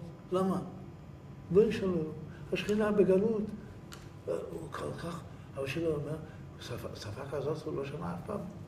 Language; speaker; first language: Hebrew; early bilingual, other home language; Yiddish